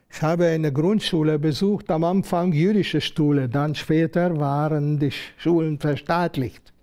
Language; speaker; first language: German; non-native, fluent; Hungarian